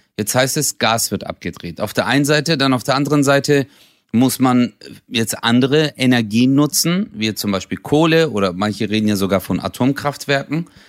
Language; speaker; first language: German; early bilingual, other home language; Turkish